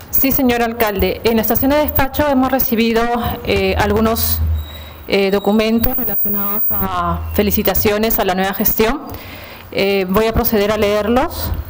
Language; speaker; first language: Spanish; native; Spanish